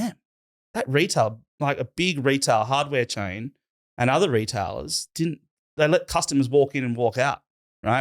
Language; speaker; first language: English; native; English